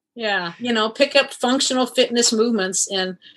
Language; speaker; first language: English; native; English